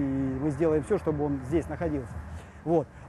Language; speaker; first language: Russian; native; Russian